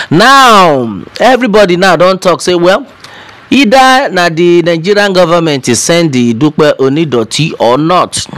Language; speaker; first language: Nigerian Pidgin; non-native, local second language; Yoruba